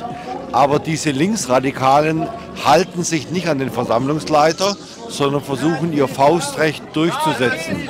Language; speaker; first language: German; native; German